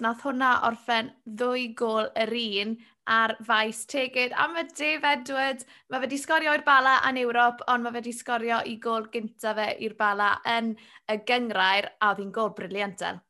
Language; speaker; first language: Welsh; native; Welsh